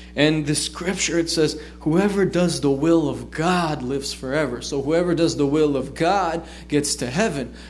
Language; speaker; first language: English; native; English